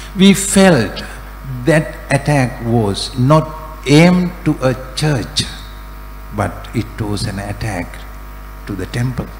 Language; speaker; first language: English; non-native, local second language; Sinhala